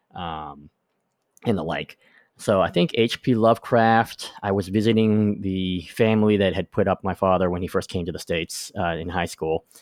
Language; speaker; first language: English; native; English